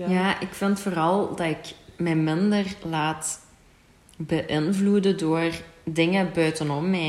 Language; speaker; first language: Dutch; native; Dutch